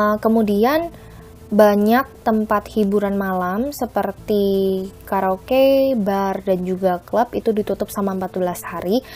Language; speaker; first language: Indonesian; native; Indonesian